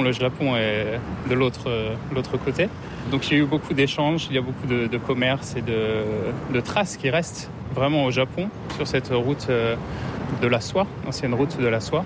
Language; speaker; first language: French; native; French